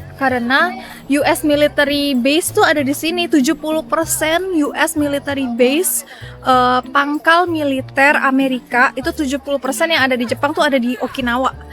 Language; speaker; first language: Indonesian; native; Indonesian